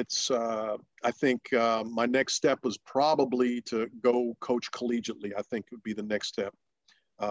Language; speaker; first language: English; non-native, fluent; Russian